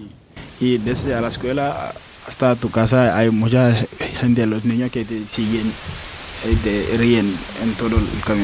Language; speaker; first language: Spanish; non-native, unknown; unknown